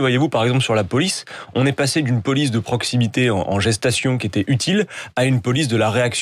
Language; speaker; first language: French; native; French